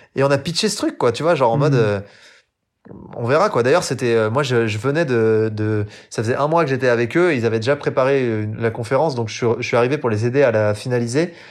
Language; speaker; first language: French; native; French